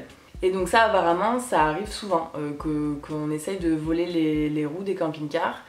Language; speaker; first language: French; native; French